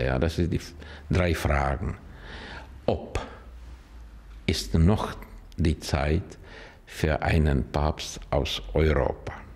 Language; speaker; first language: German; non-native, learner; Czech